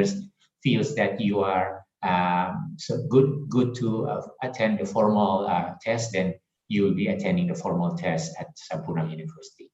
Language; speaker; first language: English; non-native, fluent; Indonesian